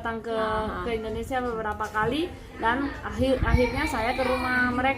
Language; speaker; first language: Indonesian; non-native, fluent; Spanish